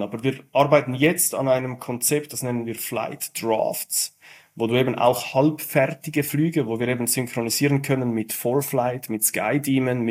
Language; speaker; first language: German; native; German